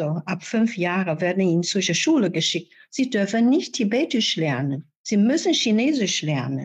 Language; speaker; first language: German; non-native, fluent; Chinese